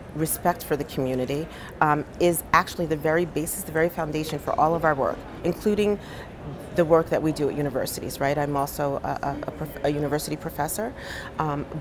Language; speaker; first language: English; native; English